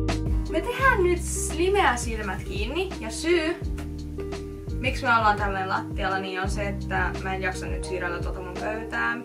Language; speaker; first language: Finnish; native; Finnish